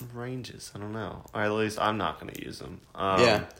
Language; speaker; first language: English; native; English